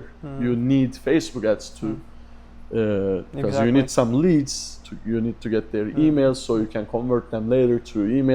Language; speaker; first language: English; non-native, fluent; Turkish